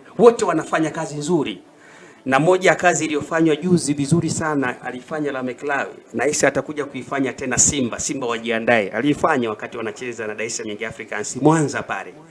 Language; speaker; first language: Swahili; native; Swahili